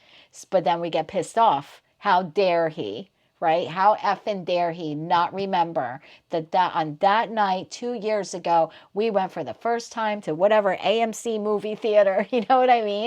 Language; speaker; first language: English; native; English